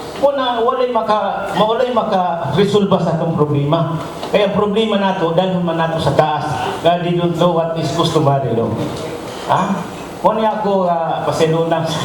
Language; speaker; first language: Cebuano; non-native, local second language; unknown